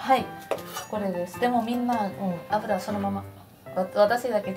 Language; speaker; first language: Japanese; non-native, learner; Spanish